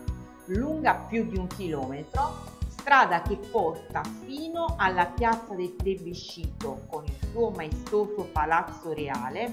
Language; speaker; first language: Italian; native; Italian